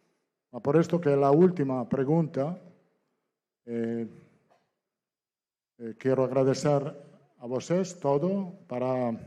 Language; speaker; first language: Spanish; non-native, fluent; Italian